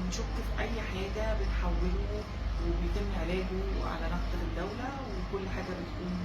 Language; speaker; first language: Arabic; native; Arabic